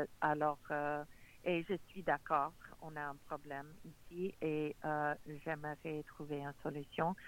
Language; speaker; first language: French; non-native, local second language; English